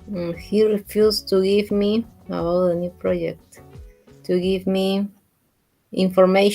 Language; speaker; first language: English; non-native, learner; Spanish